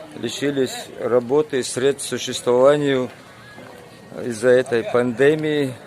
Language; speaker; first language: Russian; non-native, local second language; Chechen